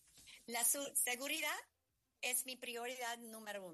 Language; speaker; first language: Spanish; non-native, learner; English